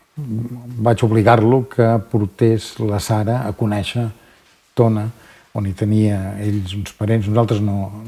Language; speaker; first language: Catalan; native; Catalan